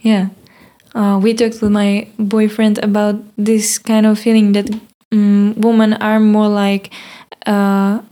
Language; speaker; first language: English; non-native, learner; Czech